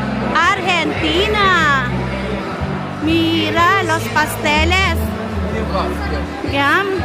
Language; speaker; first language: Spanish; non-native, learner; Filipino